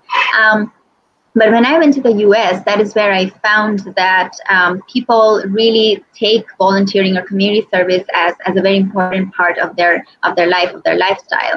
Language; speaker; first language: English; non-native, local second language; Bangla